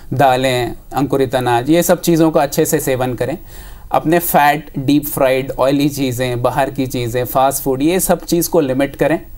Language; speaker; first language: Hindi; native; Hindi